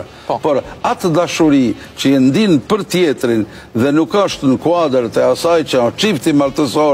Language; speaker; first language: Albanian; native; Albanian